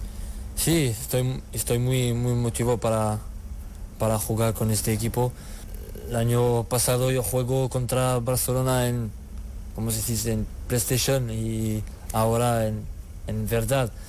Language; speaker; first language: Spanish; non-native, learner; French